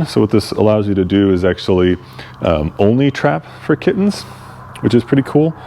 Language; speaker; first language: English; native; English